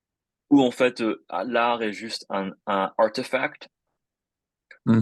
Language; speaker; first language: French; non-native, fluent; English